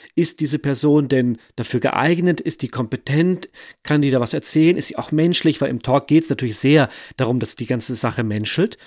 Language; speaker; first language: German; native; German